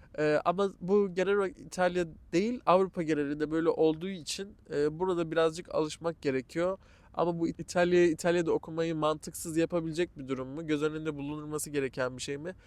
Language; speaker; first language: Turkish; native; Turkish